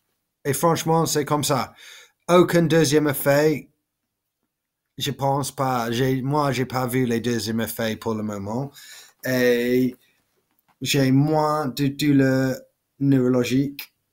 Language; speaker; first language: French; non-native, learner; English